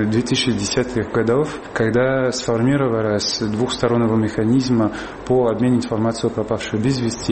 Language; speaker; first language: Russian; non-native, fluent; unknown